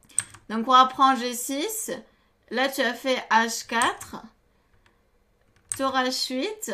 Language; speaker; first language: French; native; French